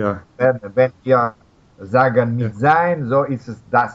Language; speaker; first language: German; non-native, learner; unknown